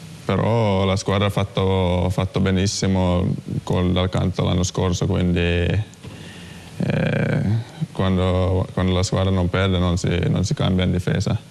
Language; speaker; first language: Italian; non-native, fluent; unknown